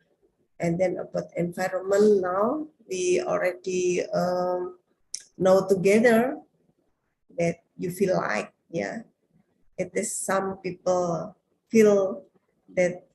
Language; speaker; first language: English; non-native, learner; Indonesian